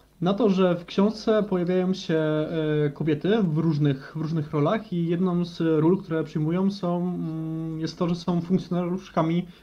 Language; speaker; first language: Polish; native; Polish